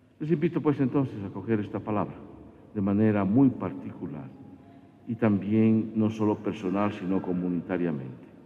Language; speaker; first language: Spanish; native; Spanish